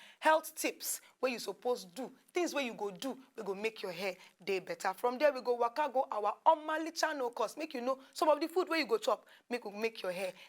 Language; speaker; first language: Nigerian Pidgin; native; Nigerian Pidgin